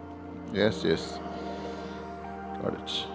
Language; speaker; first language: English; non-native, local second language; Malayalam